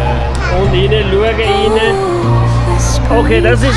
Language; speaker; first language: German; non-native, learner; Tibetan